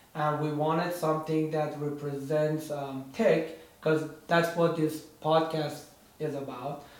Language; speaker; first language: English; non-native, fluent; Persian